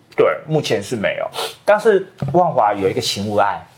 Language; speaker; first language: Chinese; native; Chinese